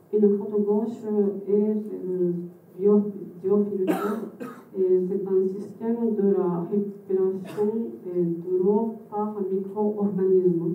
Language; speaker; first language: French; non-native, fluent; Japanese